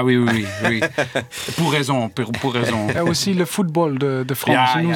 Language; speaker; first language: French; non-native, learner; Dutch